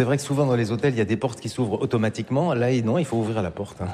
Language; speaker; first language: French; native; French